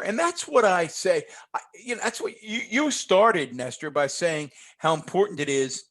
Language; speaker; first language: English; native; English